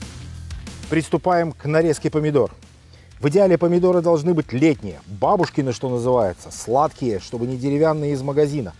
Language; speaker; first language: Russian; native; Russian